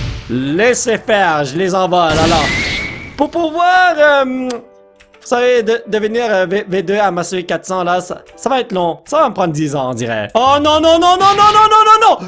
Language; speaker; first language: French; native; French